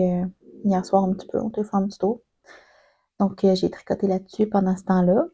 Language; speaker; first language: French; native; French